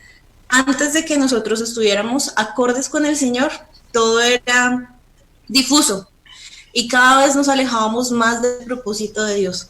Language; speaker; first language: Spanish; native; Spanish